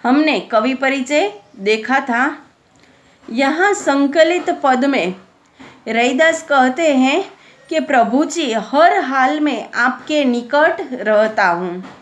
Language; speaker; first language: Hindi; non-native, local second language; Gujarati